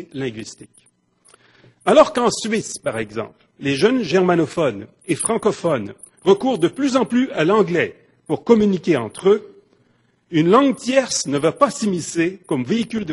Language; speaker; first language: French; native; French